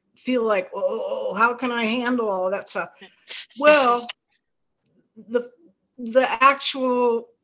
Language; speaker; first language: English; native; English